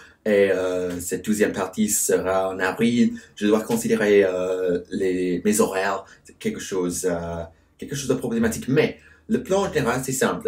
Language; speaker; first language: French; non-native, fluent; English